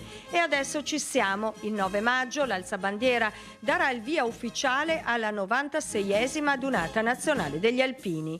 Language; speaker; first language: Italian; native; Italian